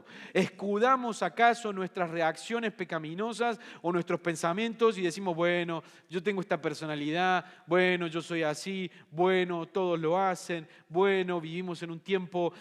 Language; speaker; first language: Spanish; native; Spanish